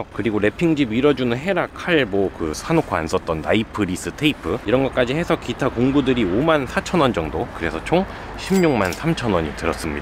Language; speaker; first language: Korean; native; Korean